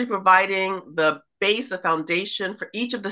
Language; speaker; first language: English; native; English